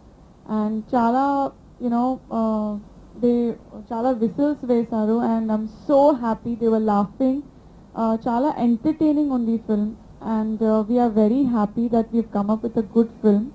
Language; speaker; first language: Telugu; non-native, learner; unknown